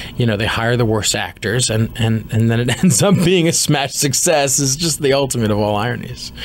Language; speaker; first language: English; native; English